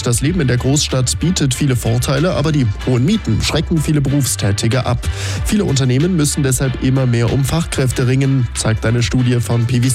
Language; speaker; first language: German; native; German